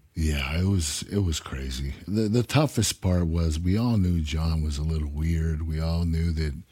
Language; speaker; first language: English; native; English